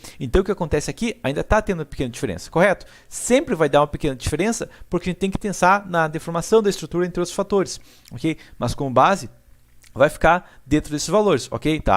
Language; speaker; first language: Portuguese; native; Portuguese